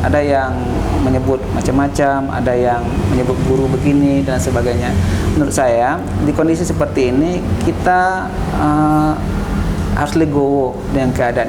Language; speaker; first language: Indonesian; native; Indonesian